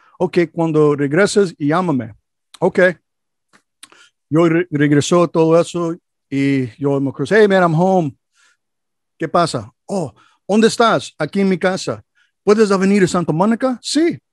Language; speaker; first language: Spanish; non-native, fluent; English